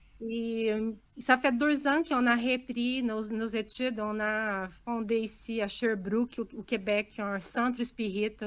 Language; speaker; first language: French; non-native, fluent; Portuguese